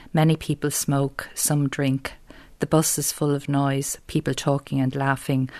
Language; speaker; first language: English; native; English